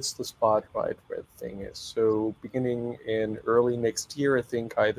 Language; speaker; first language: English; non-native, fluent; German